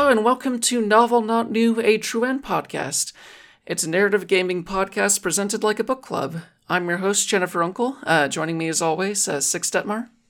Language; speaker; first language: English; native; English